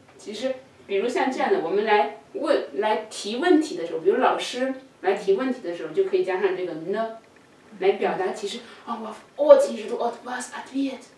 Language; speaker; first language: Chinese; native; Chinese